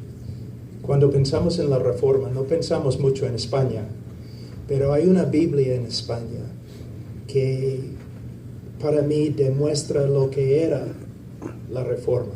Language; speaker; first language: Spanish; non-native, fluent; English